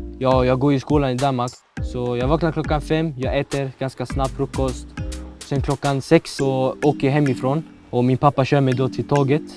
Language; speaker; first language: Swedish; early bilingual, other home language; Arabic